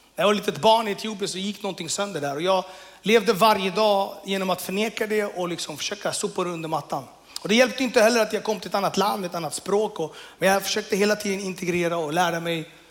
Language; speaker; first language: Swedish; early bilingual, other home language; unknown